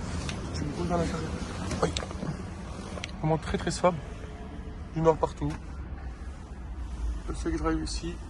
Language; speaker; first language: French; native; French